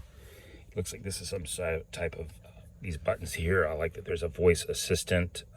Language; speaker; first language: English; native; English